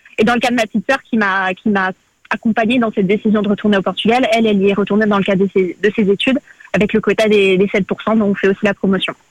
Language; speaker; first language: French; early bilingual, other home language; Portuguese